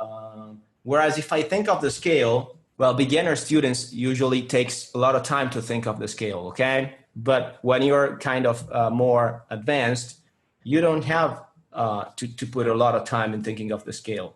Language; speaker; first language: English; non-native, fluent; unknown